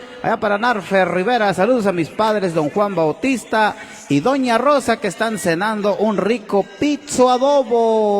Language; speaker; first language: Spanish; native; Spanish